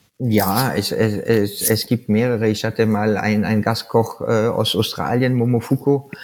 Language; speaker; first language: German; non-native, fluent; French